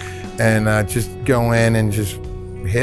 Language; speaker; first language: English; native; English